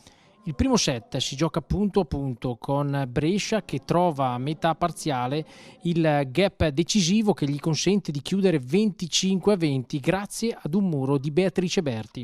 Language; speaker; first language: Italian; native; Italian